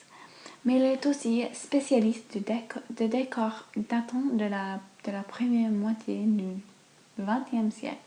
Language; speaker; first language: French; non-native, fluent; English